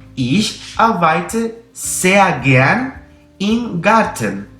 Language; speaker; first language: German; non-native, fluent; Spanish